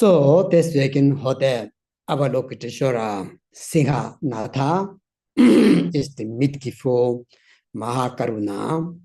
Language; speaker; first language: German; non-native, learner; Tibetan